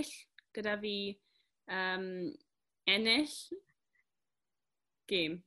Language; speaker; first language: Welsh; non-native, learner; English